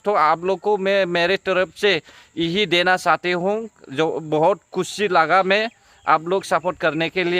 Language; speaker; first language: Hindi; non-native, local second language; Bodo